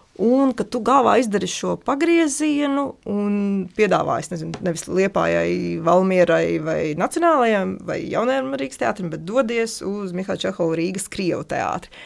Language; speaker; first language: Latvian; native; Latvian